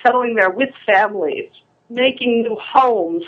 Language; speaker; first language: English; native; English